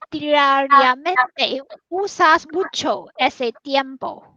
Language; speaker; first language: Spanish; non-native, learner; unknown